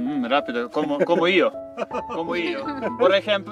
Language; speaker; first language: Spanish; non-native, learner; Serbian